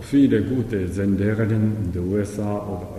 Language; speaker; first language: German; non-native, learner; Japanese